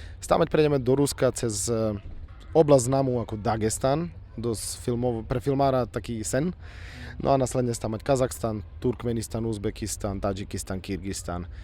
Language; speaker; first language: Slovak; native; Slovak